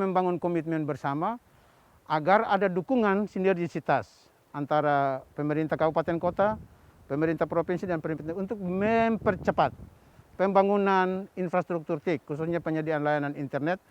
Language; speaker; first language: Indonesian; native; Indonesian